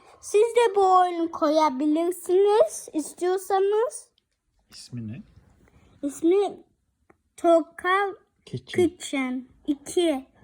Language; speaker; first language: Turkish; early bilingual, heritage; Turkish